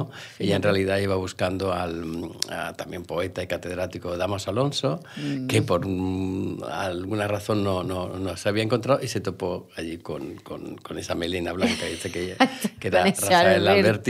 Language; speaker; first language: Spanish; native; Spanish